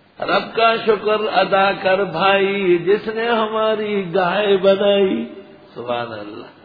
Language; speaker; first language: Urdu; non-native, local second language; Pashto